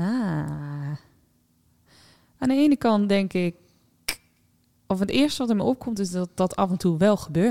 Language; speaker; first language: Dutch; native; Dutch